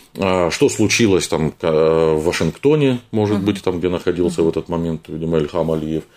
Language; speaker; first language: Russian; native; Russian